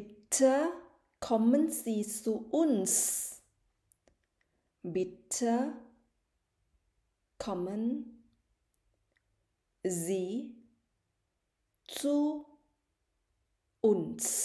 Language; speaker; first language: German; non-native, fluent; Thai